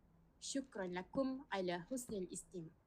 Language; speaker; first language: Arabic; non-native, learner; Malay